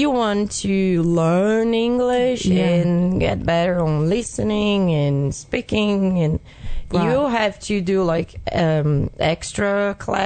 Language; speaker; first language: English; non-native, fluent; Portuguese